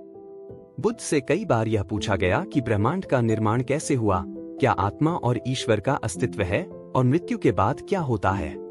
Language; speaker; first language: Hindi; native; Hindi